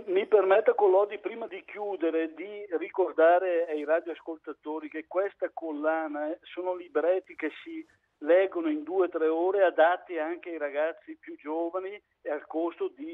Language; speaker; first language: Italian; native; Italian